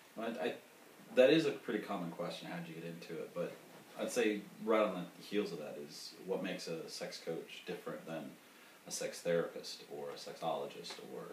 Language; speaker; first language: English; native; English